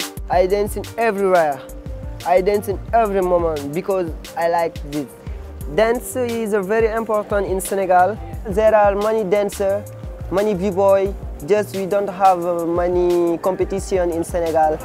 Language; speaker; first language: English; non-native, learner; Wolof